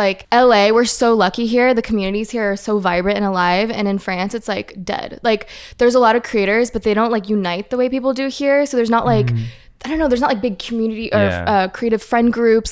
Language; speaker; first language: English; early bilingual, other home language; French